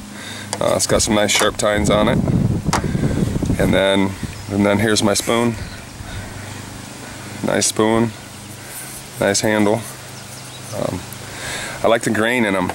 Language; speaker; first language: English; native; English